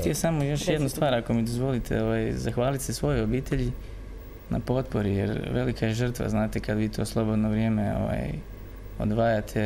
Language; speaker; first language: Croatian; native; Croatian